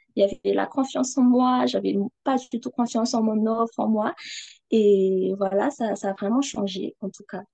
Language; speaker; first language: French; non-native, local second language; Malagasy